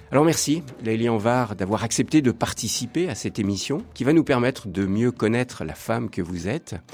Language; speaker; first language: French; native; French